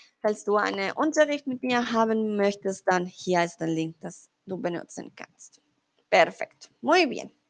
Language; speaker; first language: German; non-native, fluent; Spanish